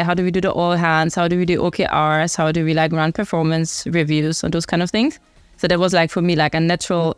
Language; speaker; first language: English; non-native, fluent; German